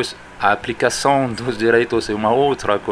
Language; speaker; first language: Portuguese; non-native, fluent; French